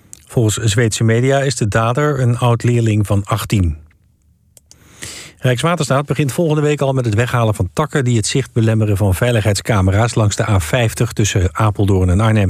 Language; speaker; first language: Dutch; native; Dutch